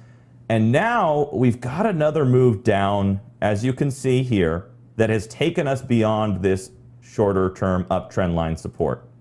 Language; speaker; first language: English; native; English